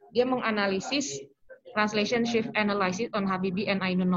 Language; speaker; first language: English; non-native, local second language; Indonesian